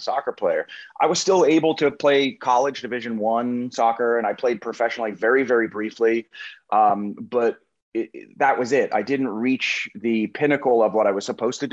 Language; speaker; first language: English; native; English